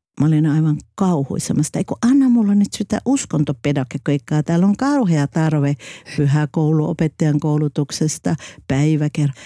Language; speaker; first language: Finnish; native; Finnish